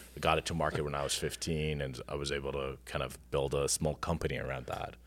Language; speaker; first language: English; non-native, fluent; Arabic